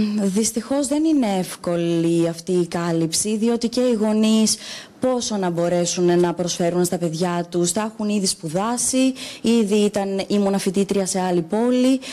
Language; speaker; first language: Greek; native; Greek